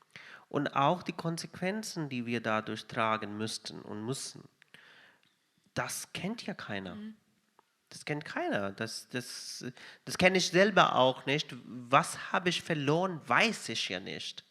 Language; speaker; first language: German; non-native, fluent; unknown